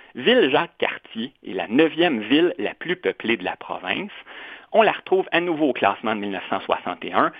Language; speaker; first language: French; native; French